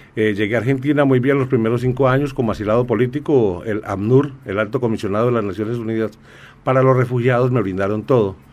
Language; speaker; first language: Spanish; native; Spanish